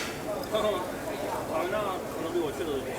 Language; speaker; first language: Chinese; native; Chinese